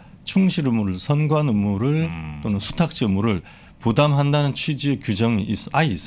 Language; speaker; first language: Korean; native; Korean